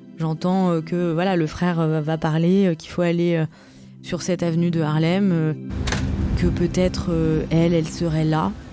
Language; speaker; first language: French; native; French